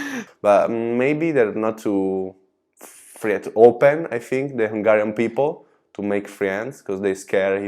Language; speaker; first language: English; non-native, learner; Italian